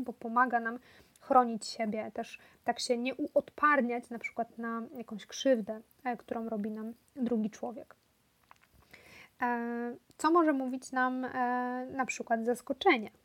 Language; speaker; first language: Polish; native; Polish